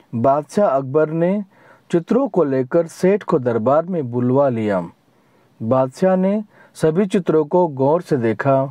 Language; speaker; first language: Hindi; non-native, local second language; Marathi